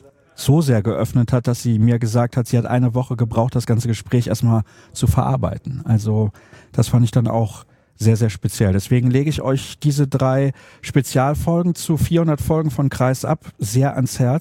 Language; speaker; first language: German; native; German